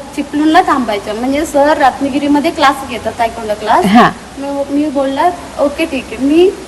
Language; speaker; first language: Marathi; non-native, local second language; Telugu